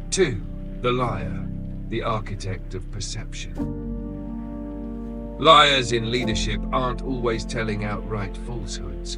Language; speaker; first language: English; native; English